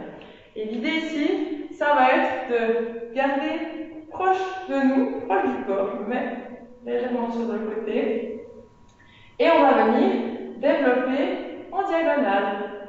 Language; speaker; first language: French; native; French